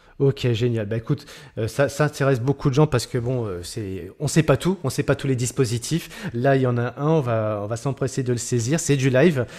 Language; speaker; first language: French; native; French